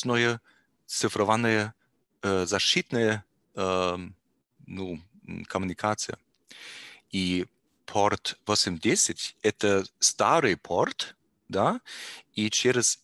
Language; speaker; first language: Russian; non-native, learner; German